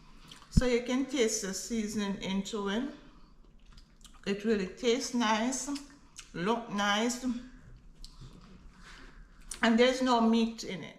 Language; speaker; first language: English; non-native, local second language; Jamaican Creole English